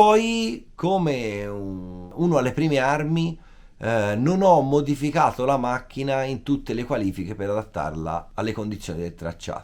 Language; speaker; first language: Italian; native; Italian